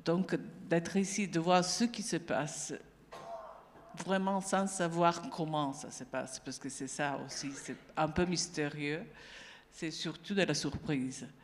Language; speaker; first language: French; non-native, fluent; Italian